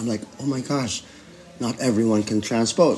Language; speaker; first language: English; non-native, local second language; Filipino